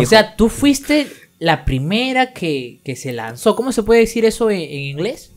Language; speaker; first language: Spanish; native; Spanish